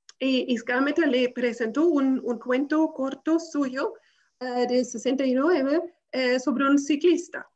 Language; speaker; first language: Spanish; non-native, fluent; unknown